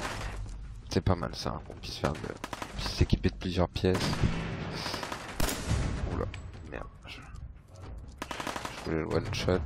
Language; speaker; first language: French; native; French